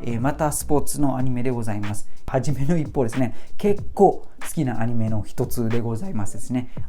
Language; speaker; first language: Japanese; non-native, fluent; Malay